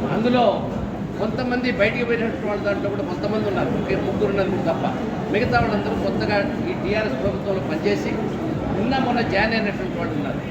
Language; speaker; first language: Telugu; native; Telugu